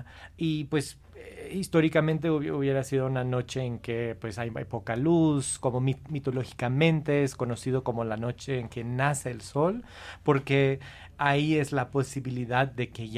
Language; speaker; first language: Spanish; non-native, fluent; English